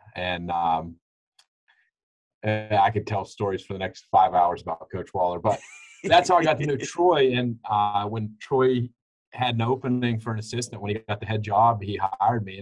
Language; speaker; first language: English; native; English